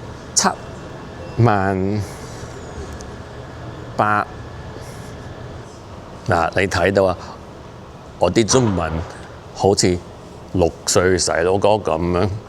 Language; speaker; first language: Cantonese; early bilingual, heritage; Cantonese